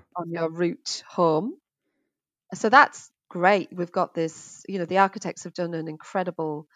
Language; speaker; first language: English; native; English